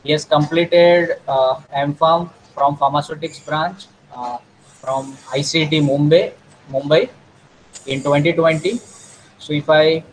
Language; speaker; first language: English; non-native, local second language; Gujarati